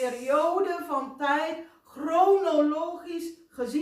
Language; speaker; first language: Dutch; non-native, fluent; Indonesian